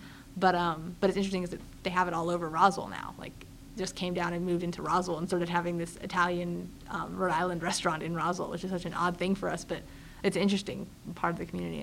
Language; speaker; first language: English; native; English